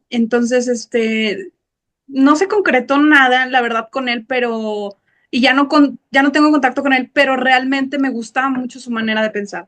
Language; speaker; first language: Spanish; native; Spanish